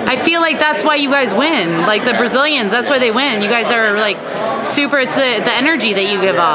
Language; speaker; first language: English; native; English